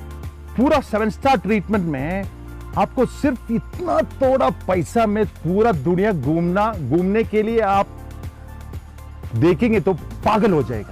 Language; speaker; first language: Hindi; non-native, local second language; Tamil